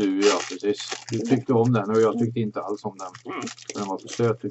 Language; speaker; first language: Swedish; native; Swedish